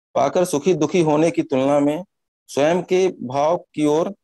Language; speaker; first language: Hindi; native; Hindi